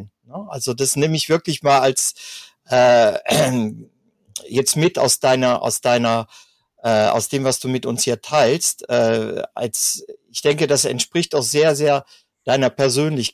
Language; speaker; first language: German; native; German